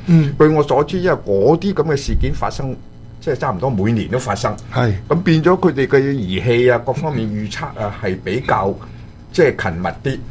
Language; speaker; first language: Chinese; native; Chinese